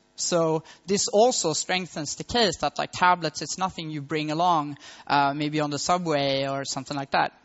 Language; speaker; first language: English; non-native, fluent; Swedish